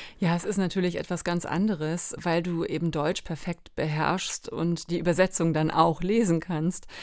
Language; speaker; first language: German; native; German